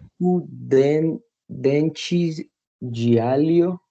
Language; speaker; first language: Portuguese; non-native, learner; Spanish